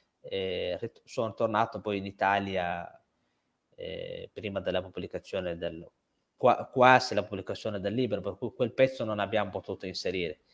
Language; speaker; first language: Italian; non-native, fluent; Somali